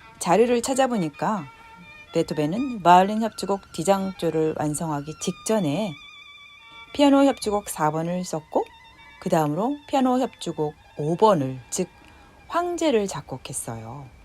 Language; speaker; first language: Korean; native; Korean